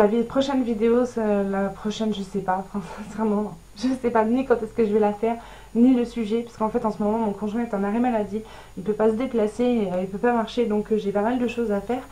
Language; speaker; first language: French; native; French